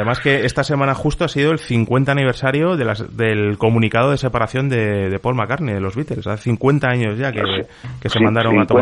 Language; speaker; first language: Spanish; native; Spanish